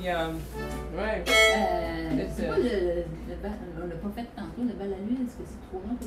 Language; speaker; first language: French; native; French